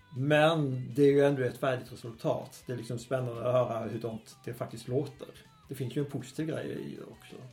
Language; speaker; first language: Swedish; native; Swedish